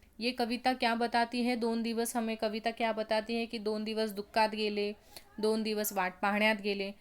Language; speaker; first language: Hindi; non-native, local second language; Marathi